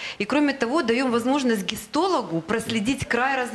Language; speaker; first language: Russian; native; Russian